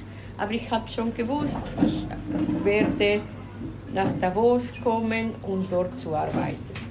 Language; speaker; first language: German; non-native, fluent; Spanish